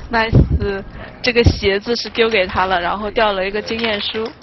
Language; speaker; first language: Chinese; native; Chinese